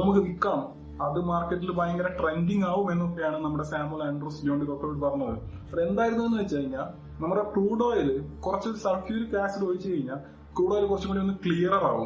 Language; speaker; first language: Malayalam; native; Malayalam